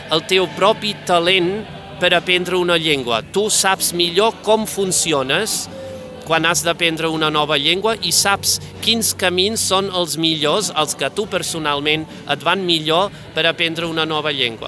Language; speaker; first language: Catalan; non-native, fluent; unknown